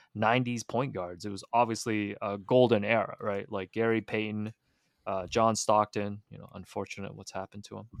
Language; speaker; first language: English; early bilingual, other home language; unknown